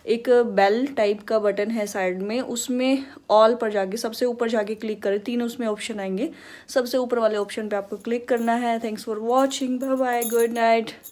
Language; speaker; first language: Hindi; native; Hindi